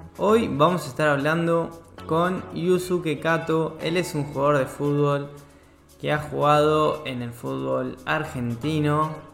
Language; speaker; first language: Spanish; native; Spanish